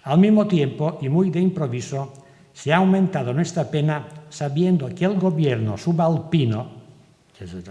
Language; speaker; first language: Spanish; non-native, local second language; Catalan